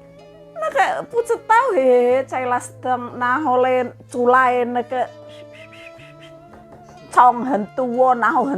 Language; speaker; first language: Chinese; non-native, learner; Javanese